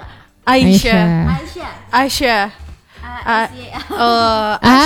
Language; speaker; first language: Indonesian; native; Indonesian